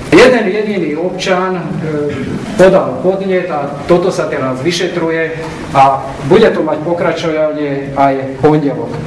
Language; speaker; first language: Slovak; non-native, local second language; Hungarian